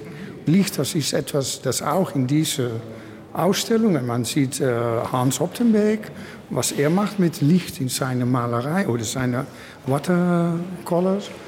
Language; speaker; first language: German; non-native, learner; Dutch